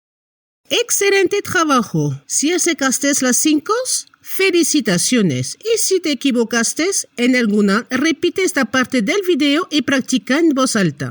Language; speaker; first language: Spanish; non-native, fluent; French